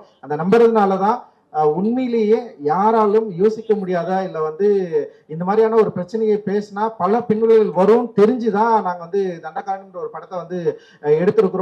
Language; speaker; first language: Tamil; native; Tamil